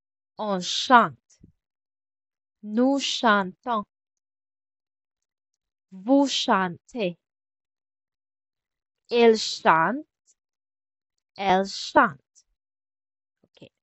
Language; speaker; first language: French; non-native, fluent; Filipino